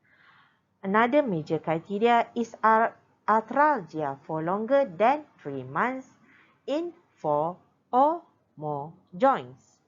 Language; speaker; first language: English; non-native, local second language; Malay